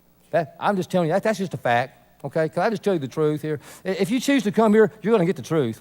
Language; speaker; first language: English; native; English